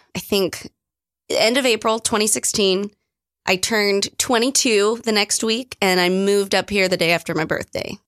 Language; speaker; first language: English; native; English